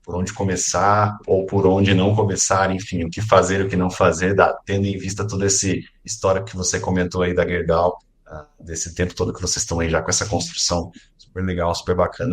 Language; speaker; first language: Portuguese; native; Portuguese